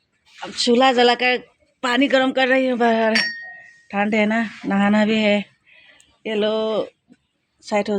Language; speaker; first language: Hindi; non-native, local second language; Assamese